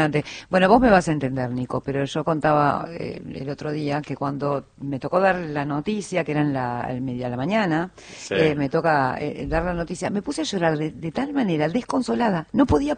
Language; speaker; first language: Spanish; native; Spanish